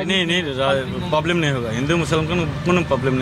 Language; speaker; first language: Hindi; non-native, local second language; Bangla